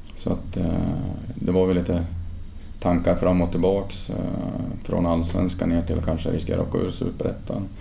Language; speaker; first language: Swedish; native; Swedish